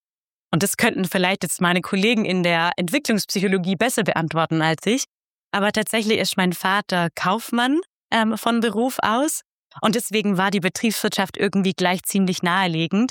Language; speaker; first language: German; native; German